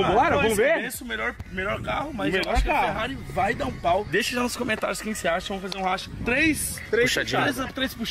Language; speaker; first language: Portuguese; native; Portuguese